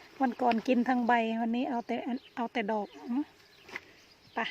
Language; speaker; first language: Thai; native; Thai